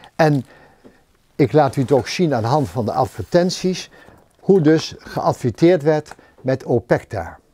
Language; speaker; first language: Dutch; native; Dutch